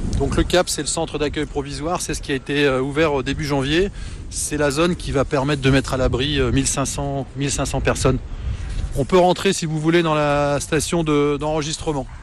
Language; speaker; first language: French; native; French